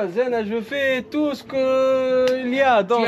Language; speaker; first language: French; non-native, learner; Arabic